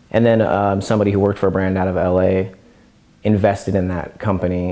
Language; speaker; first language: English; native; English